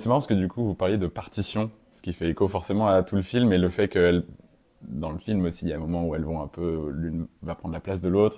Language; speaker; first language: French; native; French